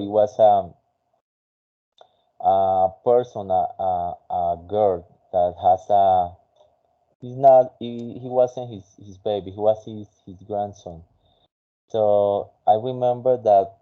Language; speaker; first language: English; non-native, fluent; Spanish